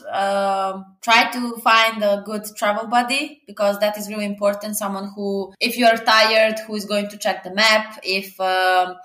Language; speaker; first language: English; non-native, fluent; Serbian